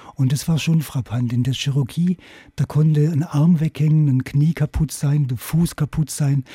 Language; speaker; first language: German; native; German